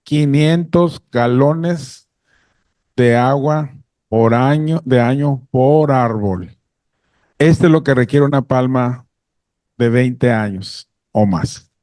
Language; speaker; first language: Spanish; native; Spanish